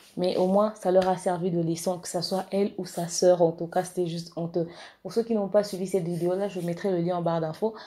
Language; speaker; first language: French; non-native, local second language; Lingala